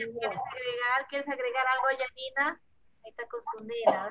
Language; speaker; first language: Spanish; native; Spanish